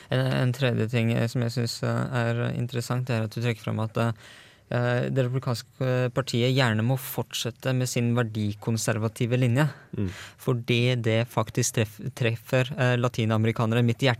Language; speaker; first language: Norwegian; native; Norwegian